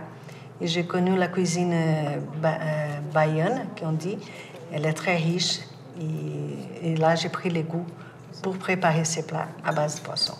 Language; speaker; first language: French; non-native, fluent; Portuguese